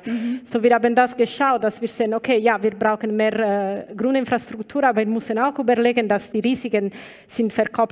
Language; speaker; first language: German; non-native, learner; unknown